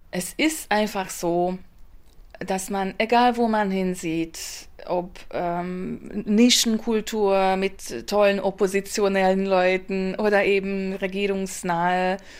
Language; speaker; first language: German; non-native, fluent; Hungarian